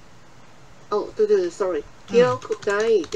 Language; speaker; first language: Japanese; non-native, learner; Chinese